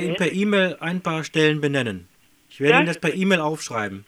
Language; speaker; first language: German; native; German